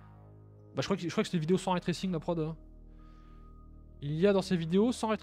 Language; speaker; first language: French; native; French